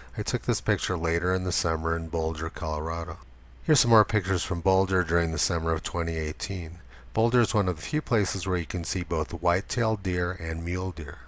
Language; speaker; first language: English; native; English